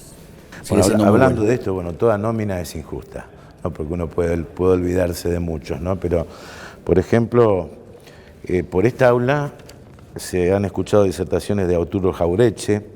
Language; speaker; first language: Spanish; native; Spanish